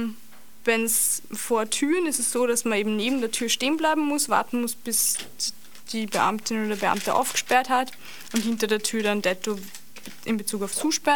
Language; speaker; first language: German; native; German